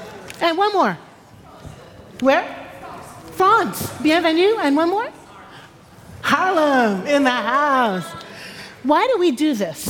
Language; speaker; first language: English; native; English